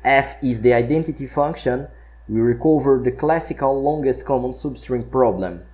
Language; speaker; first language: English; non-native, fluent; Portuguese